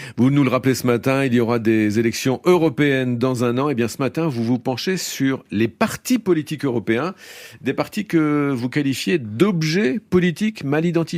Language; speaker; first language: French; native; French